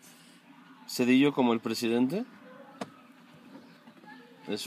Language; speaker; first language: Spanish; native; Spanish